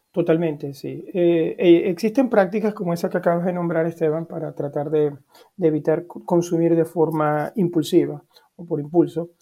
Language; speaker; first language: Spanish; native; Spanish